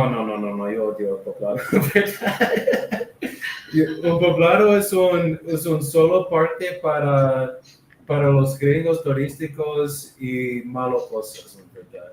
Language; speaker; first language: Spanish; non-native, learner; English